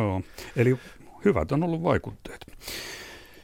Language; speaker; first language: Finnish; native; Finnish